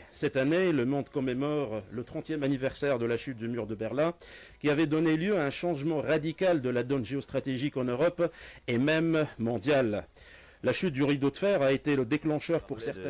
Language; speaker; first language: French; native; French